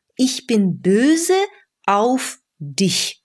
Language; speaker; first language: German; non-native, fluent; Russian